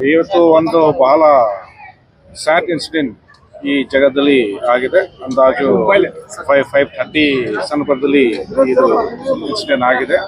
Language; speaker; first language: Kannada; non-native, fluent; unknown